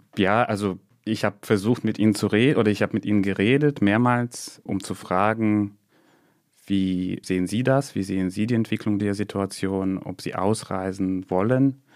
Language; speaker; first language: German; non-native, fluent; Russian